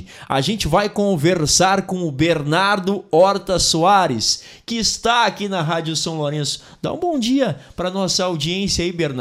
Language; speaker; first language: Portuguese; native; Portuguese